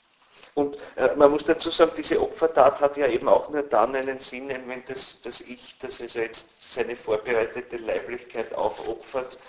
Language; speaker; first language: German; native; German